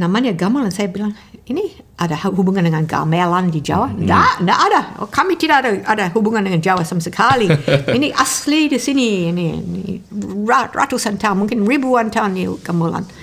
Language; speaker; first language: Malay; non-native, fluent; English